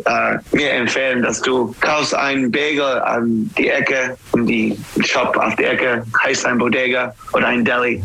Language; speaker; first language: German; non-native, learner; English